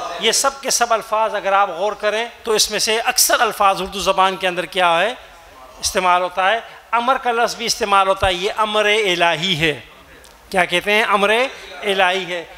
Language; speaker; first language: Urdu; native; Urdu